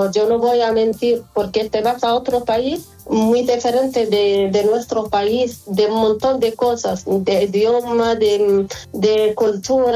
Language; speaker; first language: Spanish; non-native, learner; Arabic